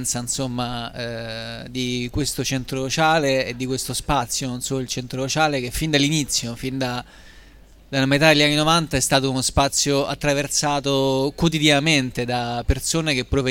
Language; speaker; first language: Italian; native; Italian